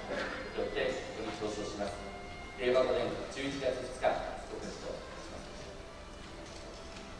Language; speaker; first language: Japanese; native; Japanese